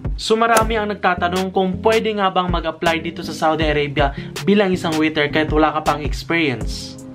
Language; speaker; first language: Filipino; native; Filipino